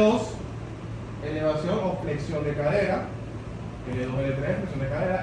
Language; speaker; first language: Spanish; native; Spanish